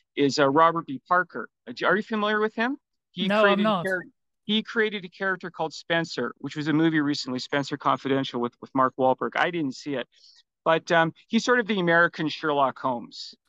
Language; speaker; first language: English; native; English